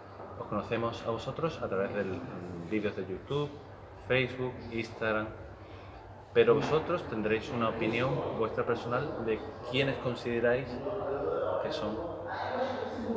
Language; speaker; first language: Spanish; native; Spanish